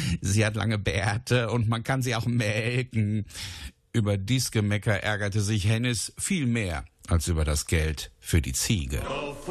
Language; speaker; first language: German; native; German